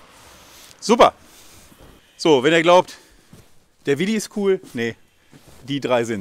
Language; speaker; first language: German; native; German